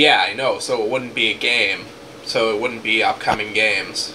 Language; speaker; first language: English; native; English